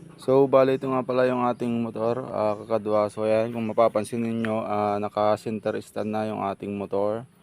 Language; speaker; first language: Filipino; native; Filipino